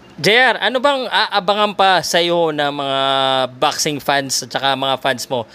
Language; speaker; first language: Filipino; native; Filipino